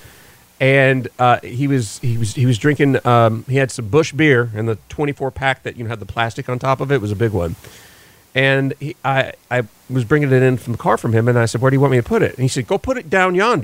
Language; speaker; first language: English; native; English